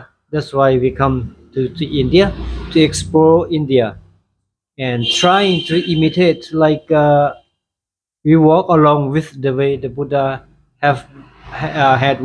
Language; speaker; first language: English; non-native, fluent; Thai